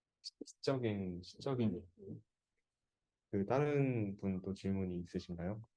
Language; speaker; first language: Korean; native; Korean